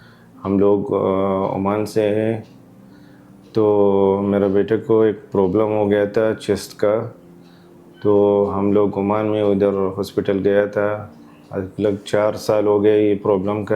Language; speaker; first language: Hindi; non-native, learner; Arabic